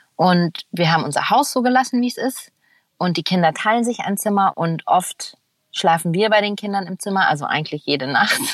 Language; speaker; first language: German; native; German